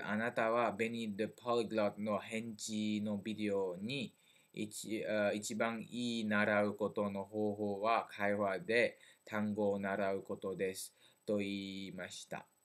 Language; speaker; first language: Japanese; non-native, learner; French